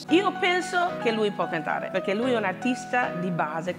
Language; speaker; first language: Italian; non-native, fluent; English